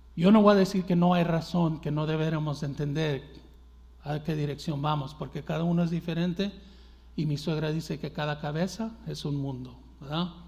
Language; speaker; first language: Spanish; early bilingual, heritage; Spanish